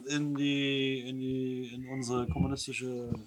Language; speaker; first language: German; native; German